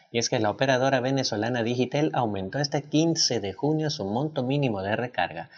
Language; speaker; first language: Spanish; native; Spanish